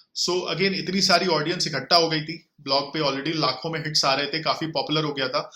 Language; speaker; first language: Hindi; native; Hindi